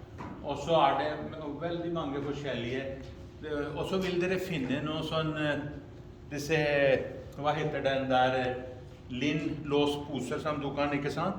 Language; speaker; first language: Norwegian; non-native, fluent; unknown